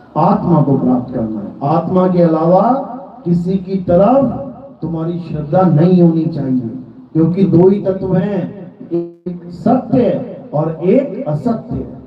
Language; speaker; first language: Hindi; native; Hindi